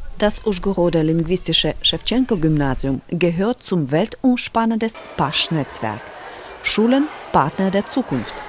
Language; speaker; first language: German; non-native, fluent; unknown